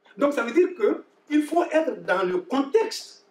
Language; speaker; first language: French; non-native, local second language; Bambara